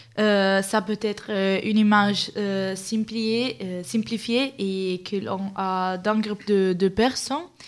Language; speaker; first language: French; non-native, fluent; Italian